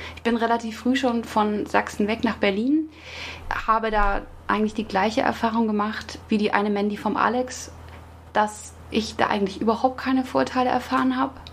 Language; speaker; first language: German; native; German